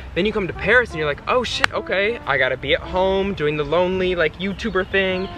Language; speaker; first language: English; native; English